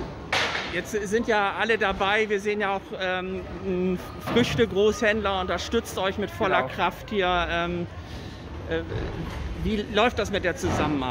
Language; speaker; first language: German; native; German